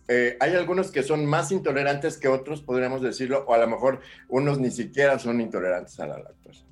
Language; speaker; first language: Spanish; native; Spanish